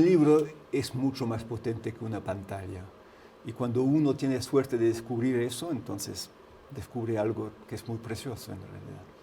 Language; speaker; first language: Spanish; early bilingual, heritage; French